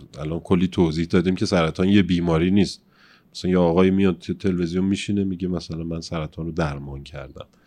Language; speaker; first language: Persian; native; Persian